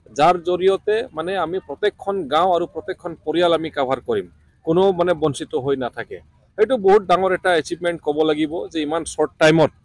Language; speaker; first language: Assamese; non-native, local second language; Bodo